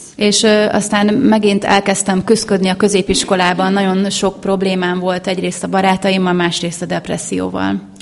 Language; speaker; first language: Hungarian; native; Hungarian